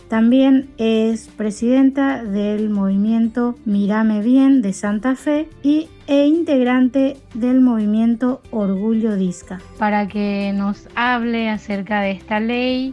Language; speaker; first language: Spanish; native; Spanish